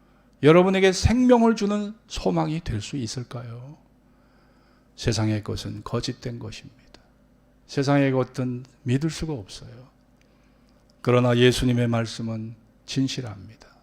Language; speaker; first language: Korean; native; Korean